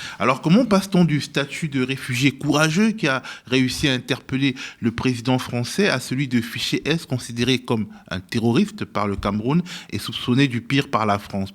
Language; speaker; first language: French; native; French